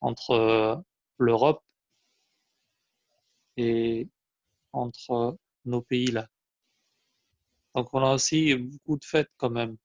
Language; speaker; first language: French; non-native, fluent; Albanian